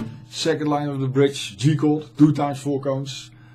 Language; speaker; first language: English; non-native, fluent; Dutch